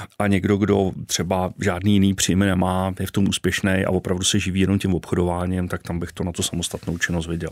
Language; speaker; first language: Czech; native; Czech